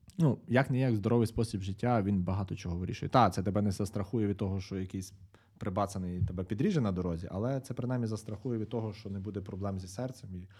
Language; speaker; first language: Ukrainian; native; Ukrainian